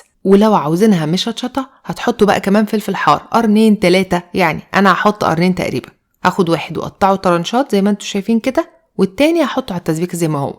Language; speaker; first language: Arabic; native; Arabic